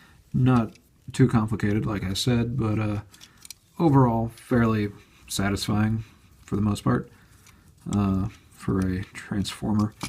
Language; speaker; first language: English; native; English